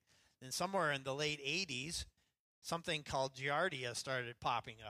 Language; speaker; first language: English; native; English